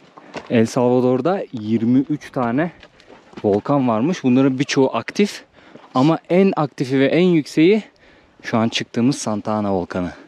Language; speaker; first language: Turkish; native; Turkish